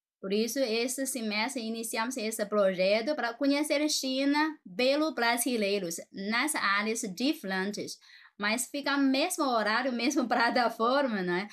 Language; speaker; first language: Portuguese; non-native, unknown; Chinese